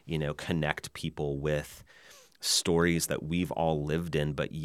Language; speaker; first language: English; native; English